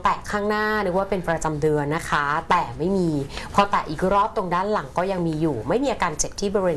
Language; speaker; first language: Thai; native; Thai